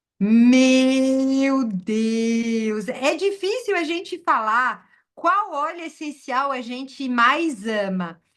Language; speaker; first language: Portuguese; non-native, fluent; French